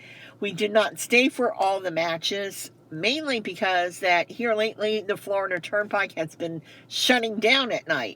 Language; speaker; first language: English; native; English